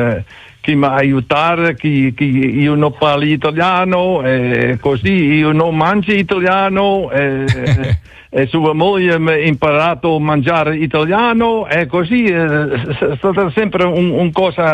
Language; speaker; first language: Italian; non-native, learner; Dutch